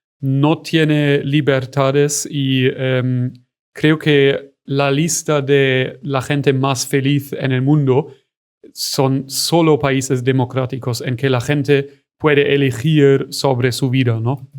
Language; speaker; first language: Spanish; non-native, fluent; German